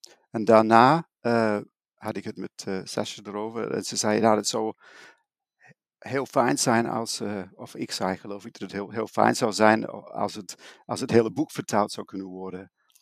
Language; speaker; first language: Dutch; non-native, fluent; English